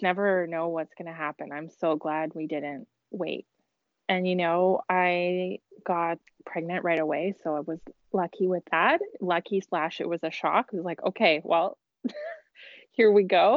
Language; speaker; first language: English; native; English